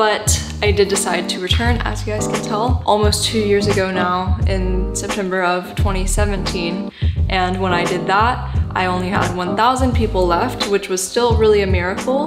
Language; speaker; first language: English; native; English